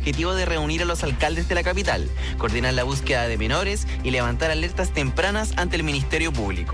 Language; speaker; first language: Spanish; native; Spanish